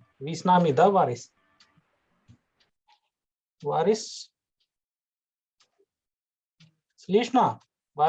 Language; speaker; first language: Russian; non-native, fluent; Hindi